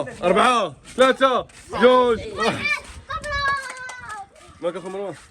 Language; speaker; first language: Arabic; native; Arabic